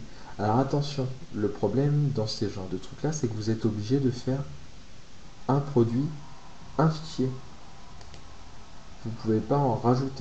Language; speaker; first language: French; native; French